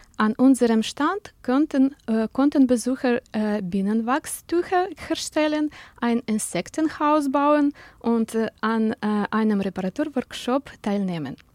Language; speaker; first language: German; non-native, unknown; Ukrainian